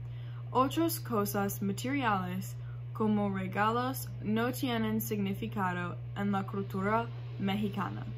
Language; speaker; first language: Spanish; non-native, learner; English